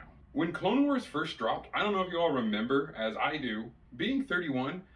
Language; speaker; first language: English; native; English